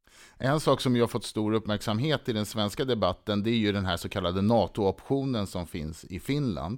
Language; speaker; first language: Swedish; native; Swedish